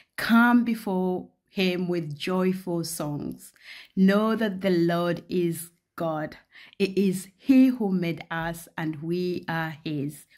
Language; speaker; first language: English; non-native, local second language; Ganda